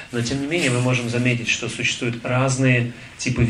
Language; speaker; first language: Russian; native; Russian